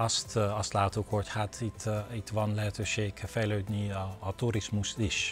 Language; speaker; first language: Hungarian; non-native, learner; Dutch